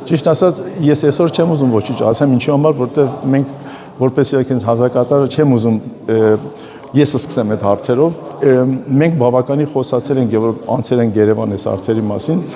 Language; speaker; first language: Armenian; early bilingual, heritage; Armenian